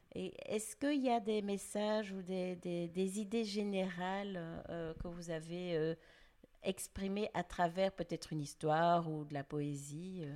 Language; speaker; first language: French; native; French